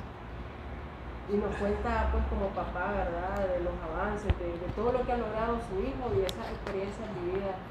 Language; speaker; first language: Spanish; native; Spanish